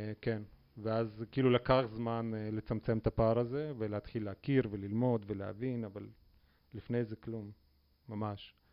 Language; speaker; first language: Hebrew; non-native, fluent; Russian